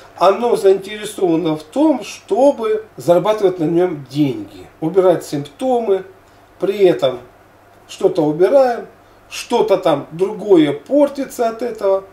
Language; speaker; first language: Russian; native; Russian